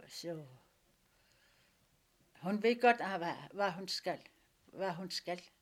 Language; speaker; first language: Danish; non-native, local second language; Kalaallisut